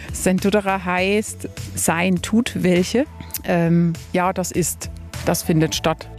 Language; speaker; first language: German; native; German